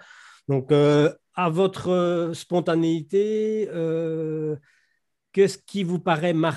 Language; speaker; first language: French; native; French